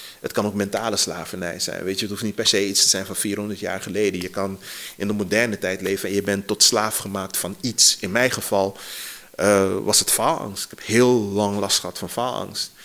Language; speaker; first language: Dutch; native; Dutch